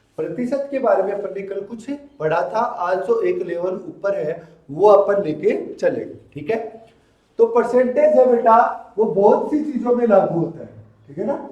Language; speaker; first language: Hindi; native; Hindi